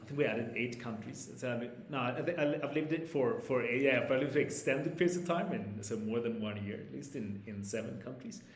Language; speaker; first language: English; non-native, fluent; Swedish